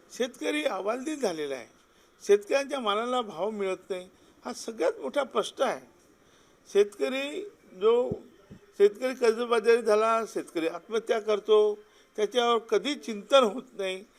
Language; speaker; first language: Marathi; non-native, local second language; Lambadi